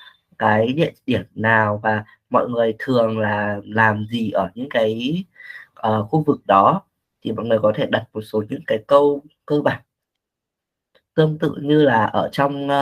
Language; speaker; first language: Vietnamese; native; Vietnamese